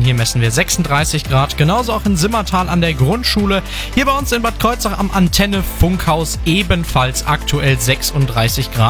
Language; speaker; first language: German; native; German